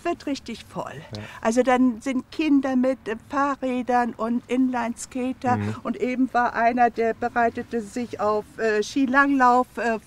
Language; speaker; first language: German; native; German